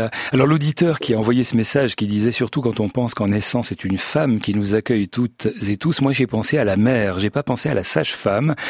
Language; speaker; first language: French; native; French